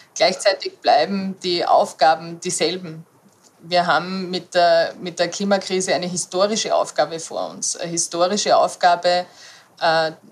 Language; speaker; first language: German; native; German